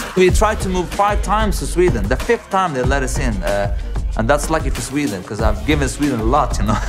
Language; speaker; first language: English; early bilingual, other home language; Arabic